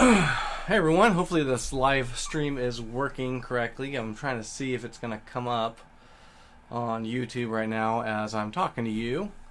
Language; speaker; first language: English; native; English